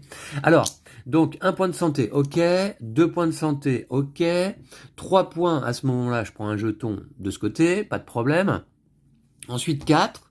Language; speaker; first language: French; native; French